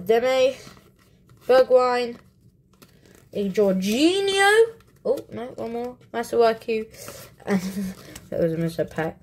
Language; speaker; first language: English; native; English